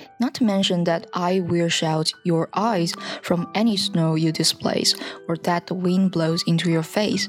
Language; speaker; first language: English; non-native, fluent; Chinese